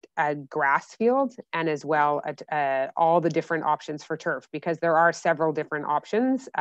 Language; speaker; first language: English; native; English